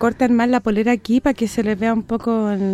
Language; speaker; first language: Spanish; native; Spanish